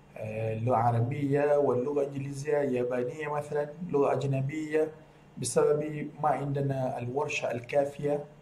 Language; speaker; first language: Arabic; non-native, fluent; Malay